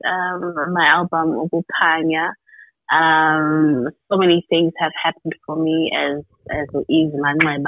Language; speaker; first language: English; non-native, local second language; Xhosa